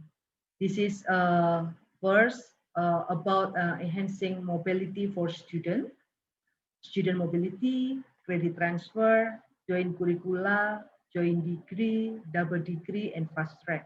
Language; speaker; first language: English; non-native, learner; Indonesian